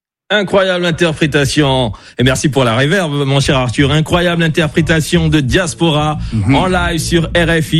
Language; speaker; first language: French; native; French